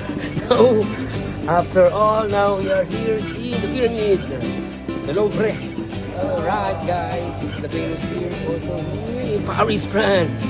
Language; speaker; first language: English; non-native, local second language; Filipino